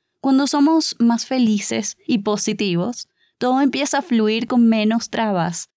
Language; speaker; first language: Spanish; native; Spanish